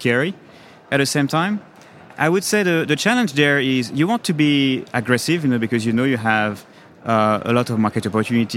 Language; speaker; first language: English; non-native, fluent; French